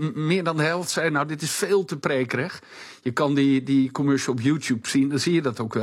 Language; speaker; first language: Dutch; native; Dutch